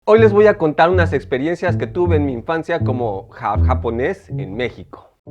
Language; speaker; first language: Spanish; native; Spanish